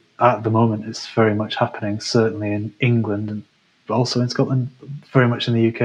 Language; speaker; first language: English; native; English